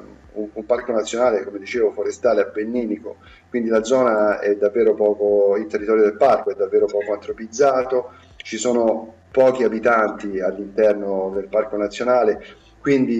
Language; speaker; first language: Italian; native; Italian